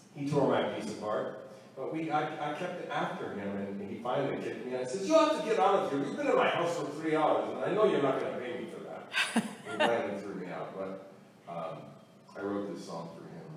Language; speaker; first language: English; native; English